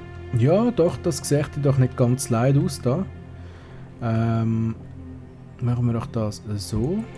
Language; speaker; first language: German; native; German